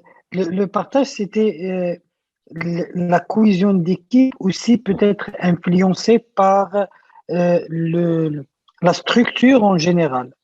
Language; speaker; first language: French; non-native, local second language; Arabic